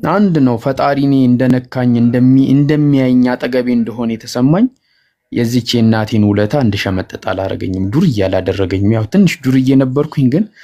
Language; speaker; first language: Amharic; native; Amharic